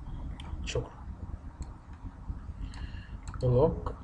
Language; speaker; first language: Arabic; native; Arabic